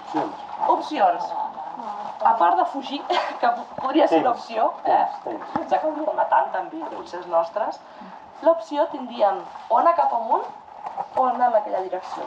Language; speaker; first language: Catalan; native; Catalan